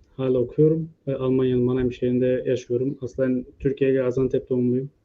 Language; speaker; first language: Turkish; native; Turkish